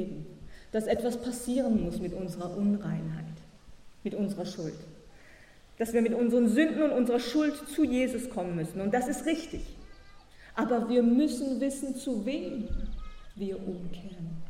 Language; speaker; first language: German; native; German